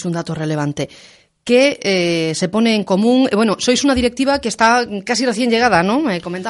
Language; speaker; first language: Spanish; native; Spanish